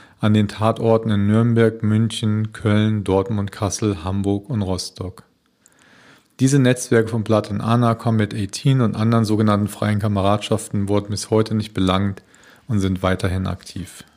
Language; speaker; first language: German; native; German